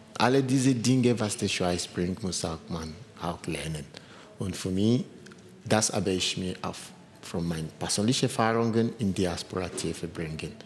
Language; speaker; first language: German; non-native, learner; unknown